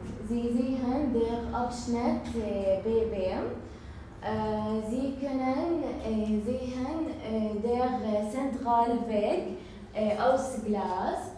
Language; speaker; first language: German; non-native, learner; Arabic